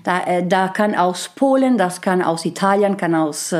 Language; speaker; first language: German; non-native, learner; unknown